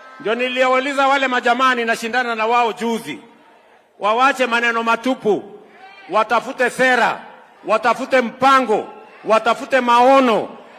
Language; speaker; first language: Swahili; native; Swahili